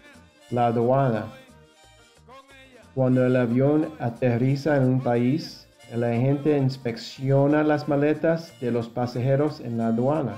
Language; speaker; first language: Spanish; non-native, fluent; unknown